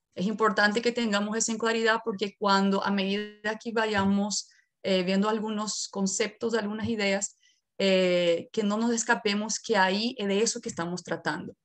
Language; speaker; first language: Spanish; non-native, fluent; Portuguese